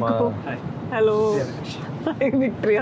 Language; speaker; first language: Telugu; non-native, fluent; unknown